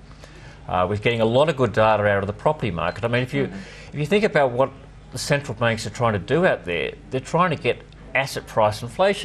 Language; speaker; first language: English; native; English